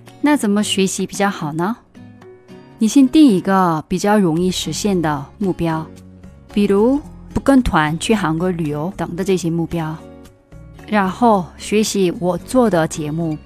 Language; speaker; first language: Chinese; non-native, fluent; Korean